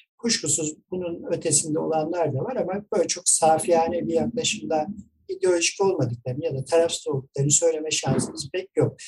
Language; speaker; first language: Turkish; native; Turkish